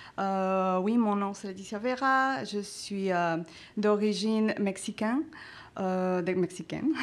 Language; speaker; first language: French; non-native, fluent; Spanish